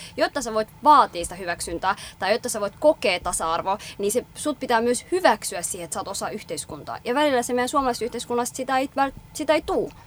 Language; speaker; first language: Finnish; early bilingual, other home language; Somali